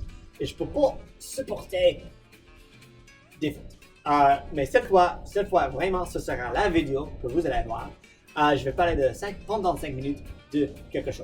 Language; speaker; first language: French; non-native, fluent; English